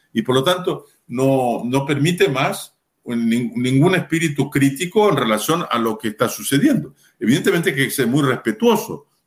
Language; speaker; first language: Spanish; native; Spanish